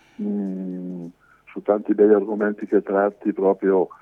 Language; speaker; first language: Italian; native; Italian